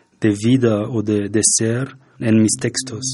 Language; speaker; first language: Spanish; non-native, fluent; German